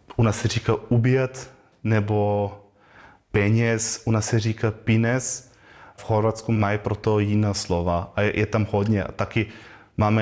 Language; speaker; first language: Czech; non-native, fluent; German